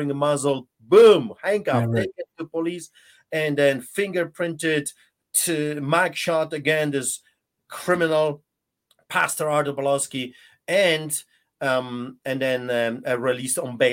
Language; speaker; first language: English; non-native, fluent; Polish